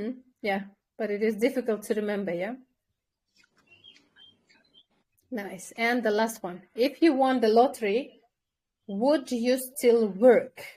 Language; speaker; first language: English; non-native, fluent; Kyrgyz